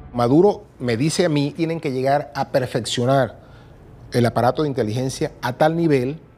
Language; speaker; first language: Spanish; native; Spanish